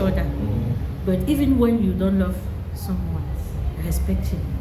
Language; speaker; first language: English; non-native, learner; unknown